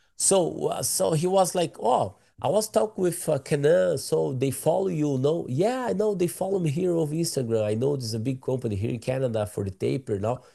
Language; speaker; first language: English; non-native, learner; Portuguese